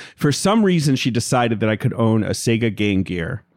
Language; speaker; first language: English; native; English